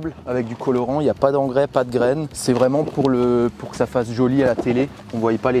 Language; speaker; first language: French; native; French